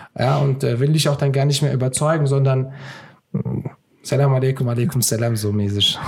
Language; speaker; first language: German; early bilingual, other home language; Turkish